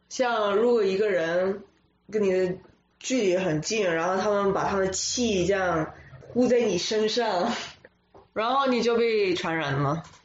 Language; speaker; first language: Chinese; early bilingual, other home language; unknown